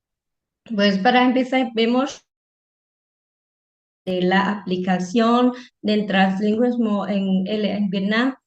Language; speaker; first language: Spanish; non-native, fluent; Vietnamese